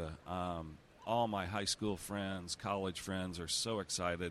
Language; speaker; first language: English; native; English